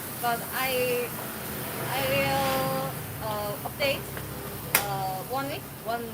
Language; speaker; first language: English; non-native, learner; Korean